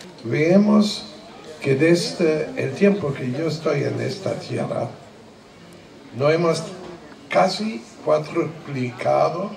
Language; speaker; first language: Spanish; non-native, fluent; German